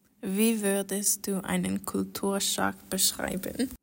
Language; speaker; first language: German; non-native, learner; English